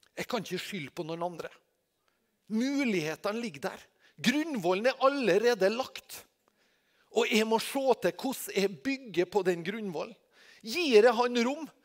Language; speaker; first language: Norwegian; native; Norwegian